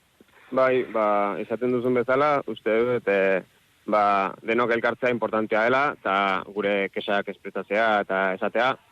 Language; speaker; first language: Basque; non-native, local second language; Spanish